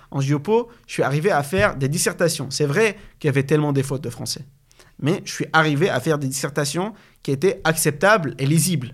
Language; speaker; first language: French; non-native, fluent; Arabic